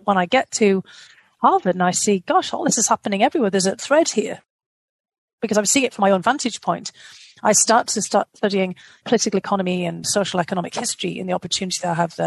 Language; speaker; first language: English; native; English